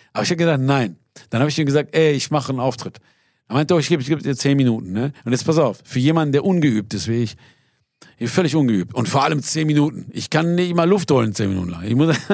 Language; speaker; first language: German; early bilingual, other home language; Persian